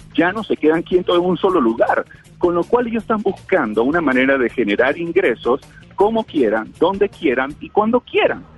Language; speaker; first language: Spanish; native; Spanish